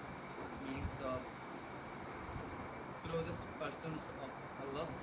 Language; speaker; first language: English; non-native, learner; Bangla